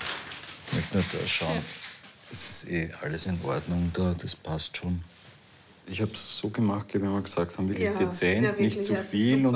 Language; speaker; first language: German; native; German